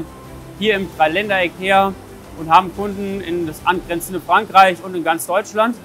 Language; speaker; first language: German; native; German